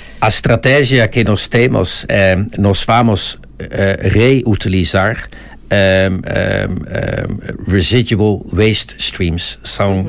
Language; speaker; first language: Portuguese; non-native, fluent; Dutch